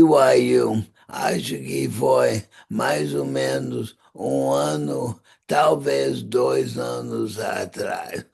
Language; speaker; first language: Portuguese; non-native, fluent; English